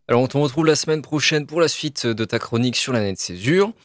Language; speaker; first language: French; native; French